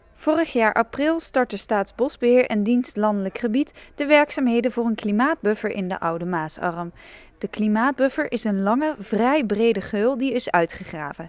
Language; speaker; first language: Dutch; native; Dutch